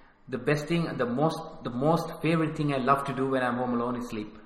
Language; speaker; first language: English; early bilingual, other home language; Tamil